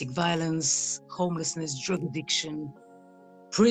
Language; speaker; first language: English; non-native, fluent; Bulgarian